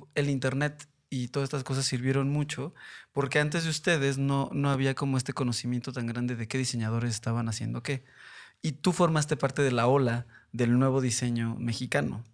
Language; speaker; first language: Spanish; native; Spanish